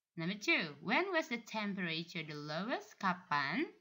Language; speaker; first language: English; non-native, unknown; Indonesian